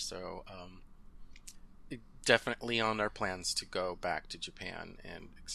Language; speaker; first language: English; early bilingual, other home language; Spanish